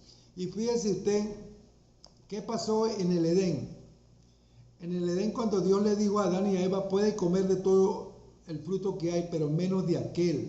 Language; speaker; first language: Spanish; native; Spanish